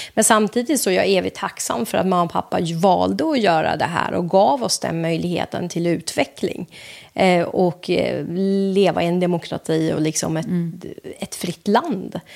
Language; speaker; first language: Swedish; non-native, fluent; Persian